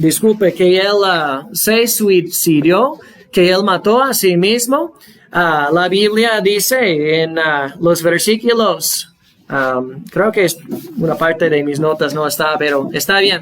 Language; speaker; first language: Spanish; non-native, fluent; English